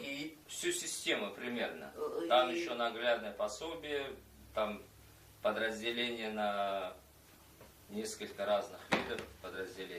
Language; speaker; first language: Russian; non-native, local second language; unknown